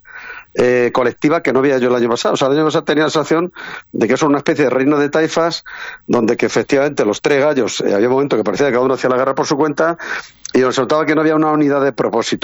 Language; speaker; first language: Spanish; native; Spanish